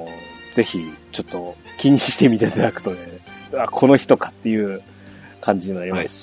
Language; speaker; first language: Japanese; native; Japanese